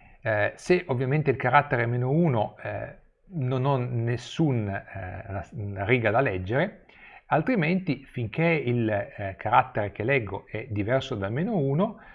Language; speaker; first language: Italian; native; Italian